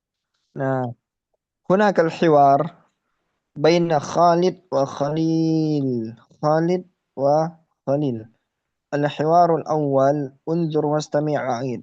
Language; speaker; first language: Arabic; non-native, learner; Indonesian